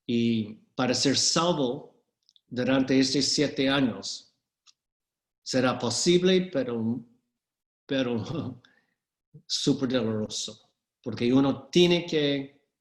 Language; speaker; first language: Spanish; non-native, fluent; English